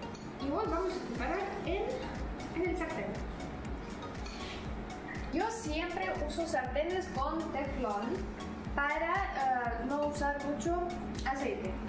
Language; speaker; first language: Spanish; non-native, fluent; Russian